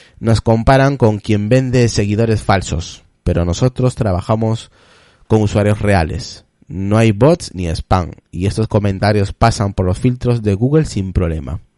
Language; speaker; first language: Spanish; native; Spanish